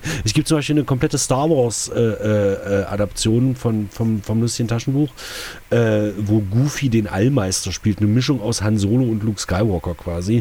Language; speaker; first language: German; native; German